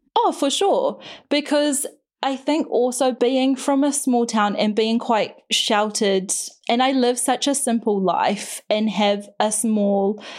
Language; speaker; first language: English; native; English